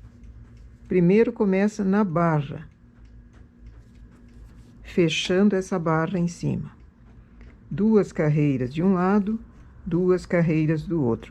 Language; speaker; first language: Portuguese; native; Portuguese